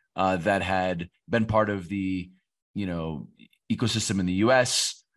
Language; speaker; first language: English; native; English